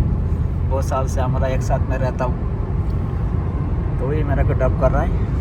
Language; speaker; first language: Hindi; non-native, learner; Bangla